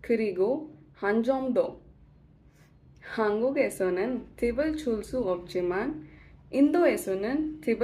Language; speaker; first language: Korean; non-native, learner; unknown